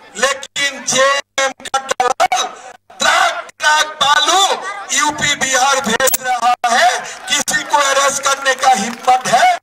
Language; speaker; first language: Hindi; non-native, local second language; Assamese